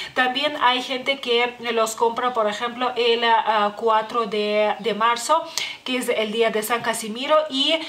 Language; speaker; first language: Spanish; non-native, fluent; Lithuanian